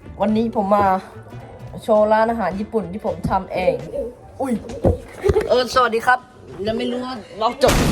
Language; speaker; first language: Thai; native; Thai